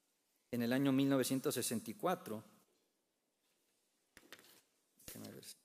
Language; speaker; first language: Spanish; native; Spanish